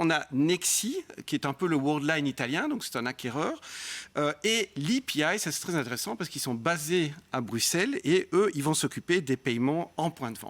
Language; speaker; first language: French; native; French